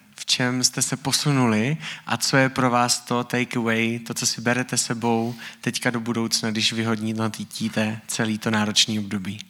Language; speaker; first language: Czech; native; Czech